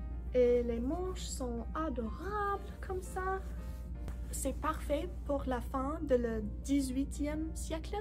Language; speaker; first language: French; non-native, learner; English